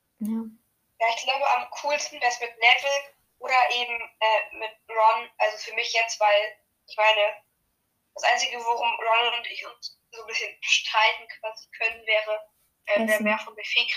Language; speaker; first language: German; native; German